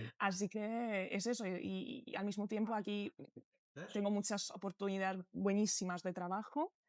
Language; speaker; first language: Spanish; non-native, fluent; Polish